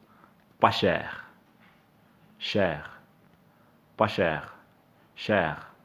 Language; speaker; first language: French; non-native, fluent; Arabic